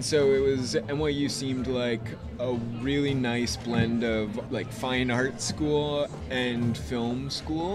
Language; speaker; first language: English; native; English